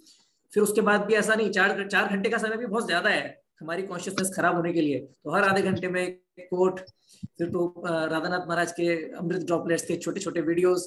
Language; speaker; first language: Hindi; native; Hindi